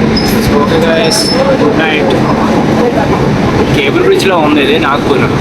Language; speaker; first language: Telugu; native; Telugu